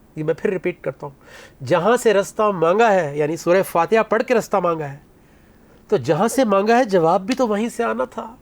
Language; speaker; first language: Urdu; native; Urdu